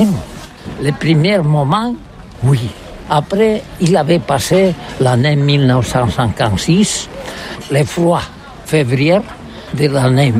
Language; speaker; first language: French; non-native, learner; Catalan